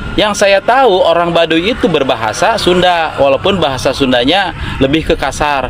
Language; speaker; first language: Indonesian; non-native, local second language; Sundanese